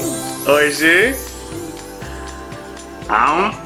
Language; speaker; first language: Japanese; early bilingual, heritage; English